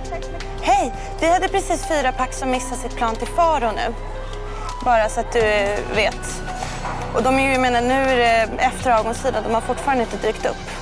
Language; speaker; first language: Swedish; native; Swedish